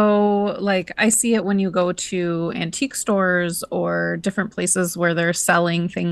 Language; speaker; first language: English; native; English